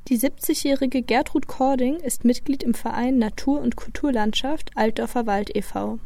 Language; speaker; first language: German; native; German